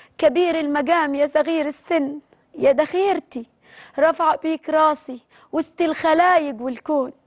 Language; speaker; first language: Arabic; native; Arabic